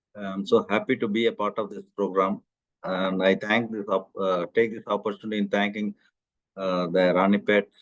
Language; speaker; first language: English; non-native, local second language; Tamil